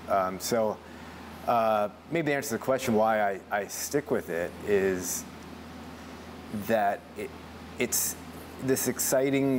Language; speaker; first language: English; native; English